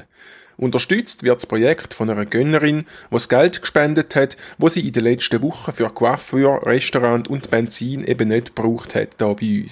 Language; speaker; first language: German; native; German